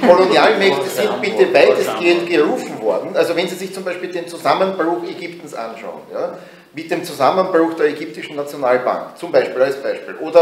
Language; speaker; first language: German; native; German